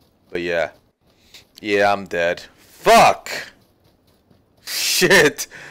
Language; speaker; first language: English; native; English